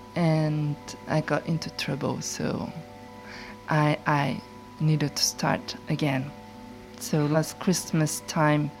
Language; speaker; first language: English; non-native, fluent; Portuguese